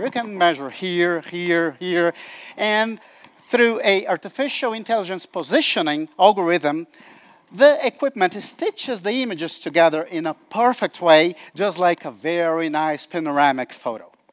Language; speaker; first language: English; non-native, fluent; Portuguese